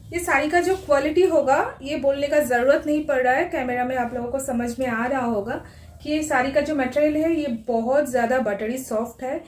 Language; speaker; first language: Hindi; non-native, local second language; Bangla